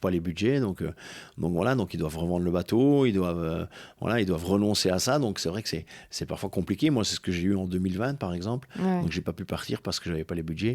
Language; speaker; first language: French; native; French